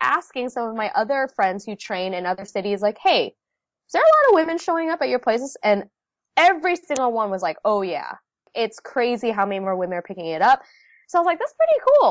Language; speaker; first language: English; early bilingual, other home language; Vietnamese